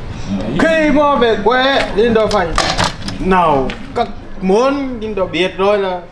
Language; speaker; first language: Vietnamese; non-native, learner; Portuguese